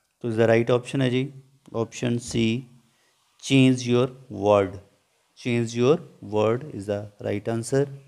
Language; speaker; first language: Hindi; non-native, local second language; Punjabi